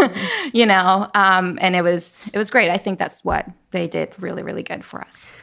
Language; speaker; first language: English; non-native, fluent; Spanish